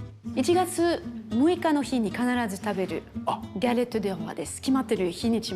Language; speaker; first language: Japanese; non-native, fluent; French